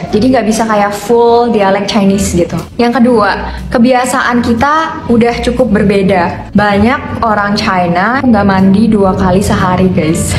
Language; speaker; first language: Indonesian; native; Indonesian